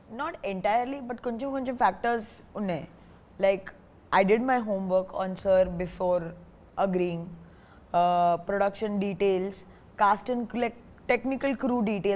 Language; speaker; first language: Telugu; non-native, learner; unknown